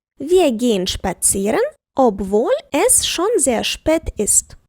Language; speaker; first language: German; non-native, fluent; Ukrainian